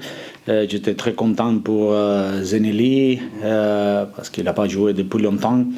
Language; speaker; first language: French; non-native, fluent; Spanish